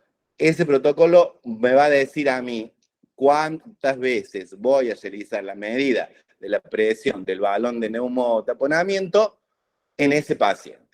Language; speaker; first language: Spanish; native; Spanish